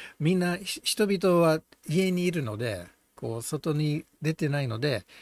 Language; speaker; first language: Japanese; non-native, fluent; English